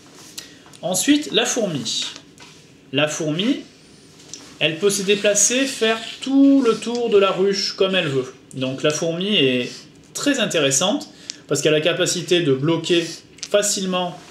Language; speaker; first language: French; native; French